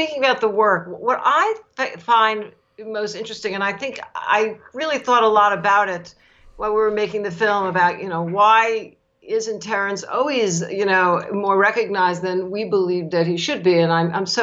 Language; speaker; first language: English; native; English